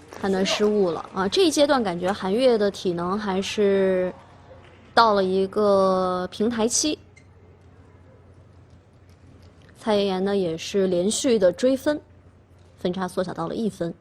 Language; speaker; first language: Chinese; native; Chinese